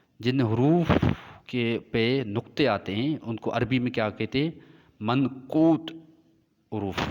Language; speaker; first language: Urdu; non-native, local second language; Sindhi